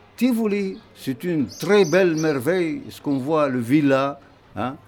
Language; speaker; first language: French; non-native, local second language; Arabic